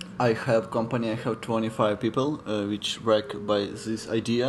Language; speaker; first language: English; non-native, learner; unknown